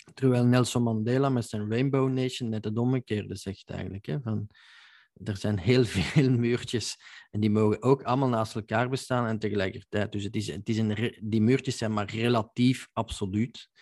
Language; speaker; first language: Dutch; native; Dutch